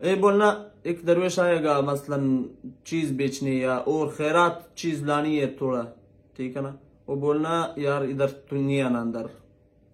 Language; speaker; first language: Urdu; non-native, local second language; Pashto